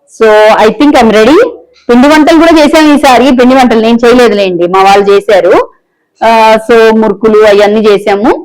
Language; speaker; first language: Telugu; non-native, local second language; Bangla